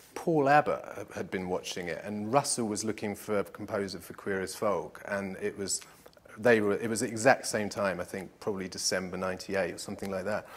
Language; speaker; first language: English; native; English